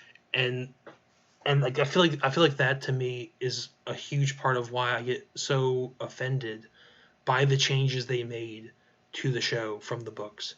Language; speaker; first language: English; native; English